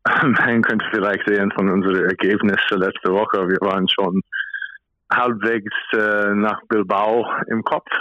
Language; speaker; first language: German; non-native, fluent; English